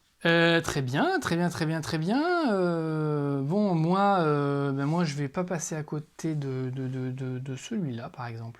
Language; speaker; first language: French; native; French